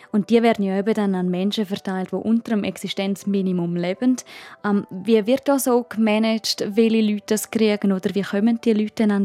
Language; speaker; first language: German; native; German